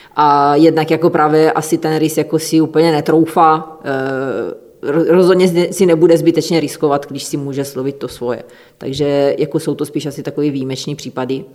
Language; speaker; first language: Czech; non-native, fluent; Italian